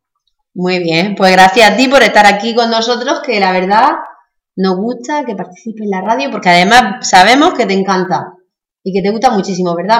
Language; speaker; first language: Spanish; native; Spanish